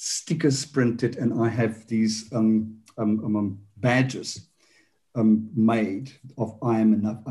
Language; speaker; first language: English; non-native, local second language; Afrikaans